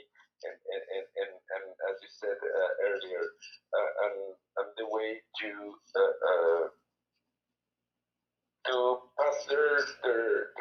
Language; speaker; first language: English; non-native, fluent; Spanish